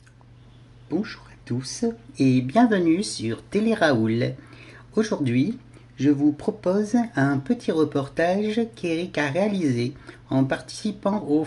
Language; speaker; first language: French; native; French